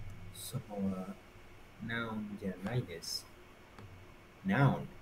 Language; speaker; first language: Japanese; non-native, learner; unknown